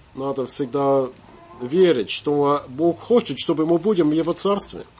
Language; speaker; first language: Russian; non-native, fluent; English